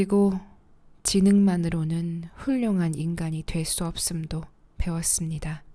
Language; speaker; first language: Korean; native; Korean